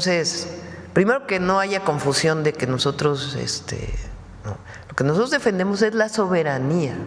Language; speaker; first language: Spanish; native; Spanish